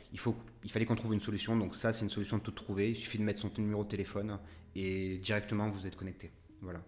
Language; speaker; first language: French; native; French